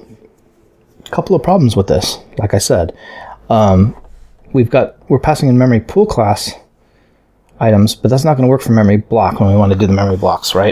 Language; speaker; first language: English; native; English